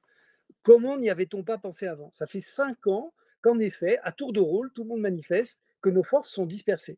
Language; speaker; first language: French; native; French